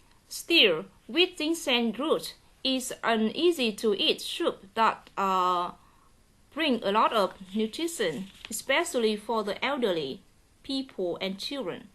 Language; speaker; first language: English; non-native, learner; Vietnamese